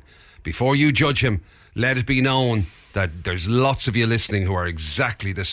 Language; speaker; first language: English; native; English